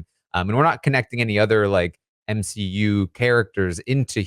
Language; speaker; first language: English; native; English